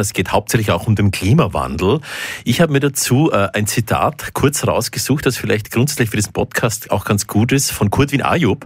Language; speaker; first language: German; native; German